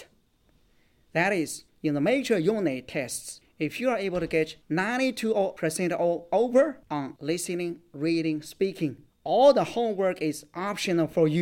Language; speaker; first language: English; non-native, fluent; Chinese